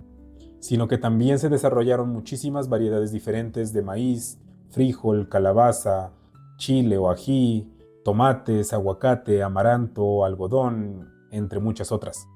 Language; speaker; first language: Spanish; native; Spanish